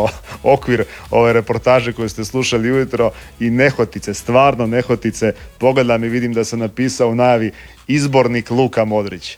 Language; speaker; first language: Serbian; native; Serbian